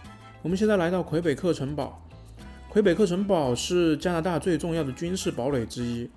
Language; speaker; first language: Chinese; native; Chinese